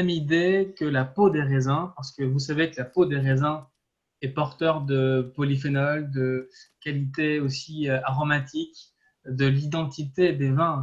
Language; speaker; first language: French; native; French